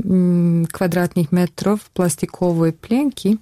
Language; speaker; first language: Russian; non-native, learner; Bosnian